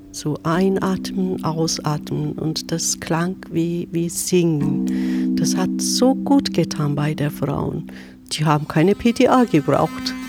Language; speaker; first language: German; non-native, fluent; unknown